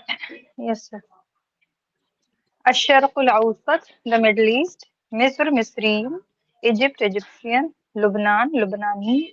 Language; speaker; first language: Arabic; non-native, learner; Urdu